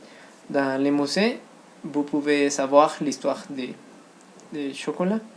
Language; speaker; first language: French; non-native, learner; Spanish